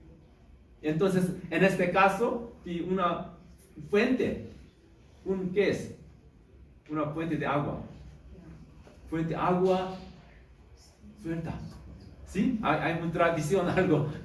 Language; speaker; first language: Spanish; non-native, learner; Korean